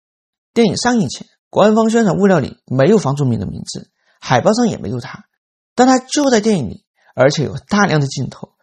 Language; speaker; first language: Chinese; native; Chinese